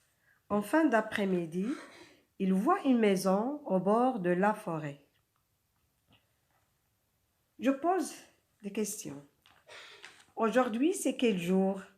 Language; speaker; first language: French; non-native, local second language; Arabic